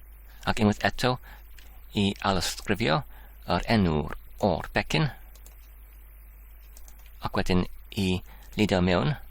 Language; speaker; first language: Welsh; non-native, learner; Polish